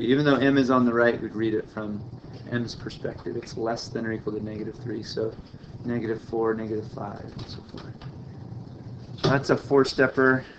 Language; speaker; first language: English; native; English